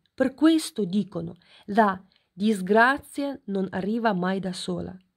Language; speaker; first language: Italian; non-native, fluent; Ukrainian